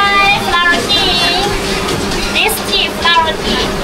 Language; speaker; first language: English; non-native, learner; Chinese